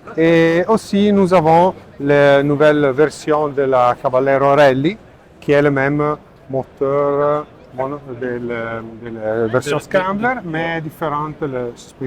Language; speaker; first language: French; non-native, learner; Italian